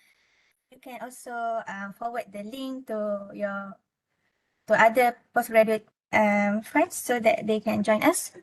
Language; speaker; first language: English; non-native, local second language; Malay